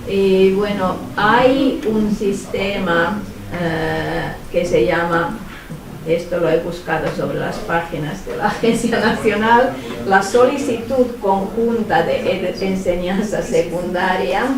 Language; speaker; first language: Spanish; non-native, fluent; Finnish